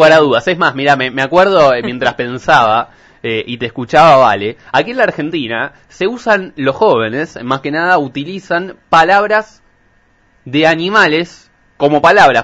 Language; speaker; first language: Spanish; native; Spanish